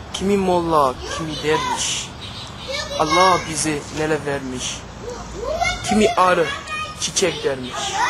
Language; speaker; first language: Turkish; non-native, fluent; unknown